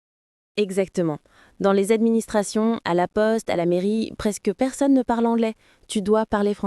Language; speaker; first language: French; non-native, fluent; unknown